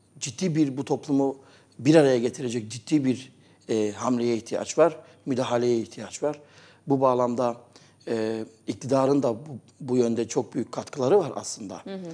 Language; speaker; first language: Turkish; native; Turkish